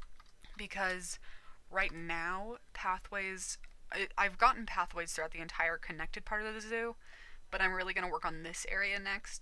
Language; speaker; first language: English; native; English